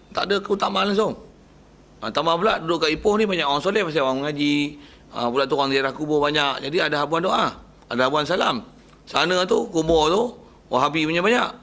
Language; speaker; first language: Malay; native; Malay